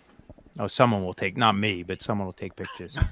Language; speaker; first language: English; native; English